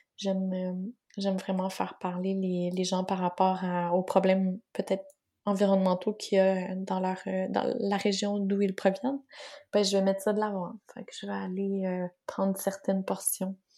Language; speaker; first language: French; native; French